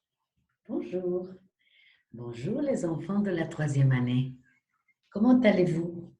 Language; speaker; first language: French; non-native, fluent; Spanish